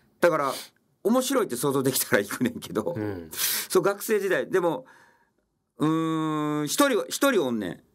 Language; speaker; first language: Japanese; native; Japanese